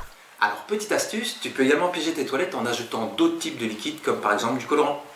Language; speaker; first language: French; native; French